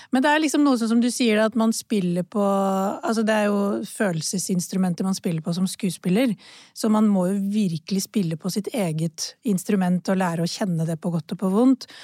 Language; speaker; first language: Norwegian; early bilingual, other home language; Urdu